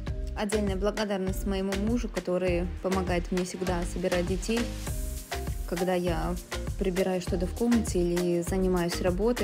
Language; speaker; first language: Russian; native; Russian